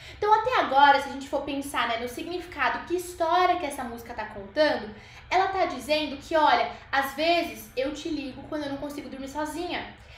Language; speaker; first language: Portuguese; native; Portuguese